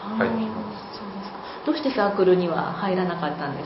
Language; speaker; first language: Japanese; native; Japanese